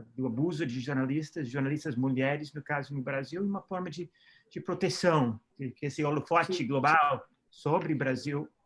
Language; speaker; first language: Portuguese; non-native, fluent; English